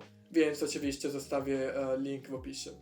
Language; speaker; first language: Polish; non-native, fluent; Italian